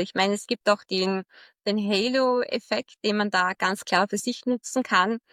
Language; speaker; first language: German; early bilingual, other home language; Arabic